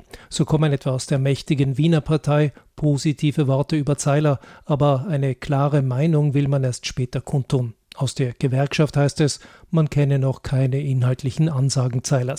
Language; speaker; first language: German; native; German